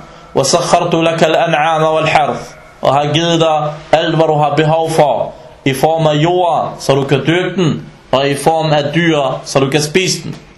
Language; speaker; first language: Danish; early bilingual, other home language; Arabic